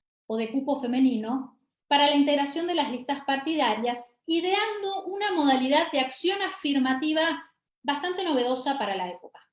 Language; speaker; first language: Spanish; native; Spanish